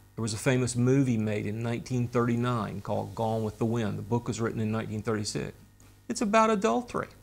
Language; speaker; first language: English; native; English